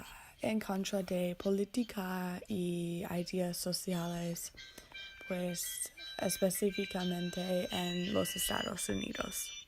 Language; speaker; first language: Spanish; non-native, learner; English